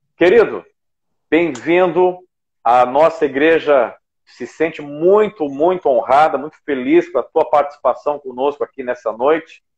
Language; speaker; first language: Portuguese; native; Portuguese